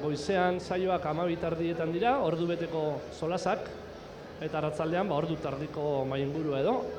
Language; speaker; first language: Basque; native; Basque